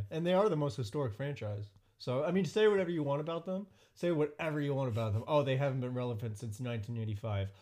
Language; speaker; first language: English; native; English